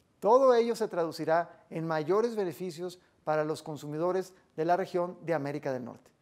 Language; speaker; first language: Spanish; native; Spanish